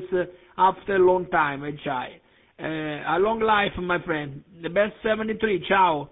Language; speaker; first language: English; non-native, learner; Italian